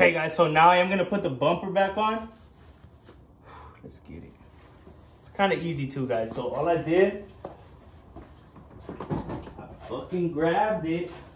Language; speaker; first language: English; early bilingual, other home language; Spanish